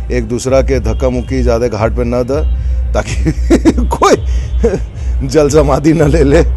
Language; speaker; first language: Hindi; native; Hindi